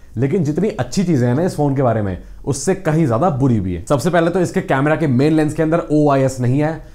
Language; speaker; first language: Hindi; native; Hindi